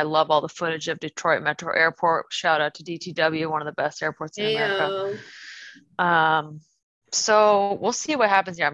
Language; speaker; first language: English; native; English